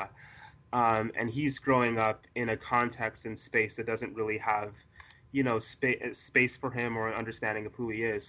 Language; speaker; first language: English; native; English